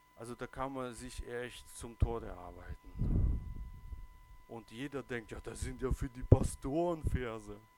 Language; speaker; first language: German; early bilingual, other home language; Russian